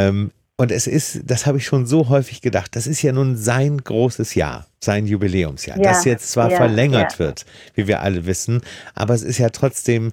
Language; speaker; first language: German; native; German